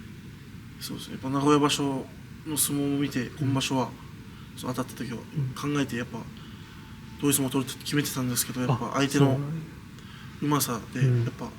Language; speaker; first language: Japanese; native; Japanese